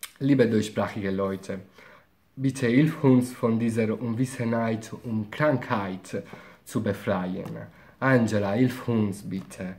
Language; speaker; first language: German; non-native, fluent; Italian